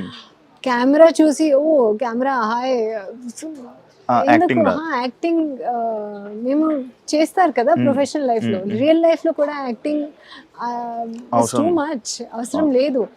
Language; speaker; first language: Telugu; non-native, learner; Hindi